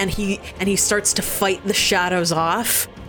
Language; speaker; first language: English; native; English